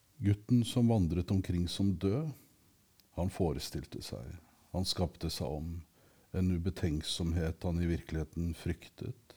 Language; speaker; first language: Norwegian; native; Norwegian